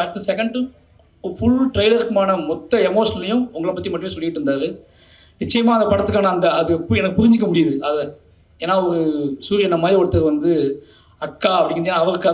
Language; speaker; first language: Tamil; native; Tamil